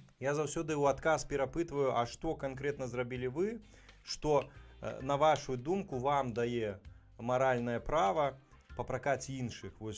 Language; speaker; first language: Belarusian; native; Belarusian